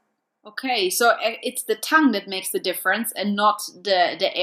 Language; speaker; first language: English; non-native, fluent; German